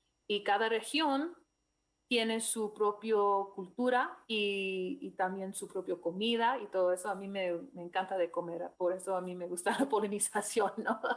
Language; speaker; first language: Spanish; non-native, fluent; English